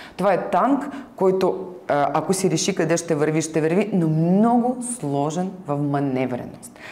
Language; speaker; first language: Bulgarian; non-native, fluent; Ukrainian